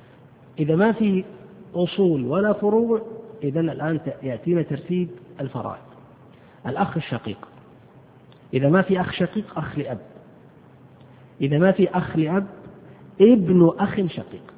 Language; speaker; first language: Arabic; native; Arabic